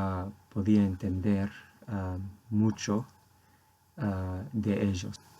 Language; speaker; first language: Spanish; non-native, learner; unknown